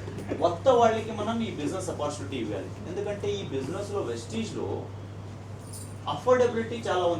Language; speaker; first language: Telugu; non-native, learner; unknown